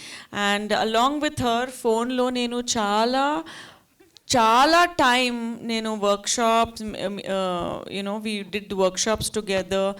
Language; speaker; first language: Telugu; non-native, fluent; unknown